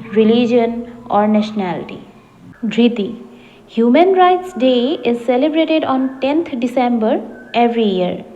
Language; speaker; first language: English; non-native, local second language; Assamese